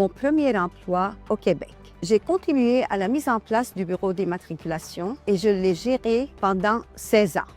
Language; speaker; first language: French; non-native, local second language; Arabic